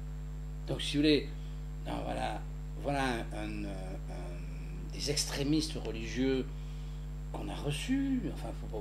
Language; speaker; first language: French; native; French